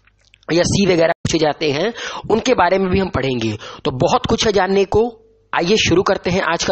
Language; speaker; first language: Hindi; native; Hindi